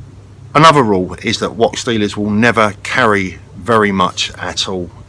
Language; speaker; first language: English; native; English